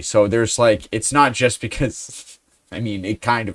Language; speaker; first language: English; native; English